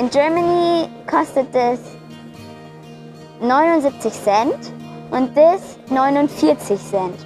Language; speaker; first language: German; early bilingual, other home language; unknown